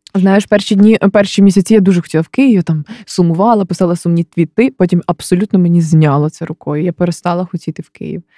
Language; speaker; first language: Ukrainian; native; Ukrainian